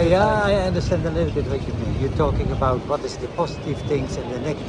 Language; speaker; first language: English; non-native, learner; Dutch